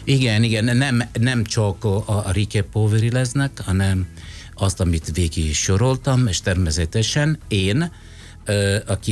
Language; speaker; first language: Hungarian; non-native, fluent; Italian